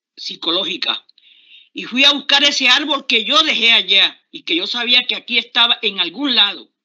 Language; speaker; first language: Spanish; native; Spanish